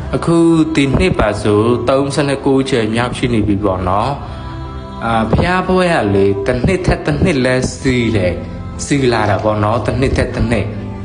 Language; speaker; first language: Burmese; non-native, local second language; Mon